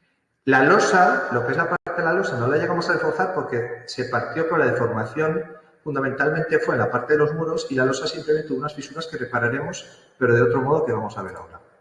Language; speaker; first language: Spanish; native; Spanish